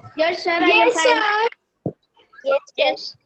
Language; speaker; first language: English; non-native, learner; Hindi